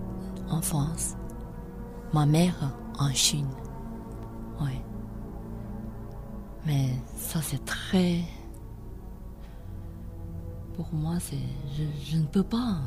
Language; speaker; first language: French; non-native, learner; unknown